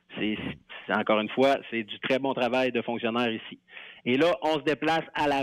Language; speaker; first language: French; native; French